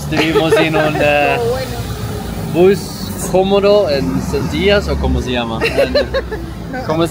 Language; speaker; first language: Spanish; non-native, learner; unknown